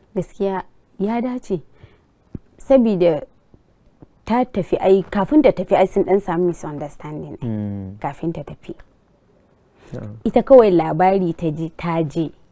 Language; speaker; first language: Hausa; non-native, local second language; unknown